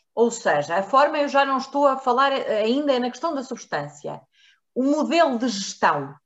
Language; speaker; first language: Portuguese; native; Portuguese